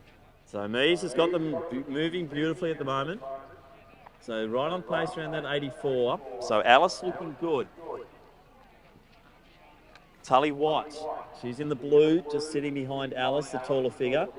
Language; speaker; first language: English; native; English